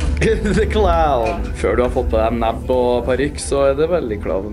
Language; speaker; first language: Norwegian; native; Norwegian